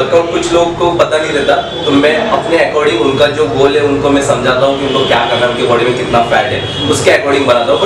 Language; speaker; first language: Hindi; native; Hindi